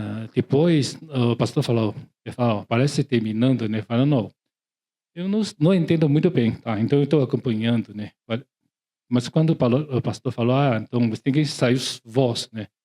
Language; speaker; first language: Portuguese; non-native, learner; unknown